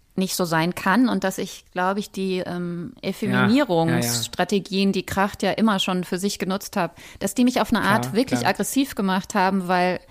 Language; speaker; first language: German; native; German